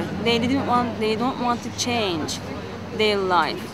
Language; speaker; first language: English; non-native, learner; Turkish